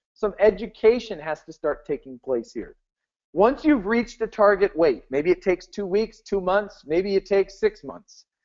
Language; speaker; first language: English; native; English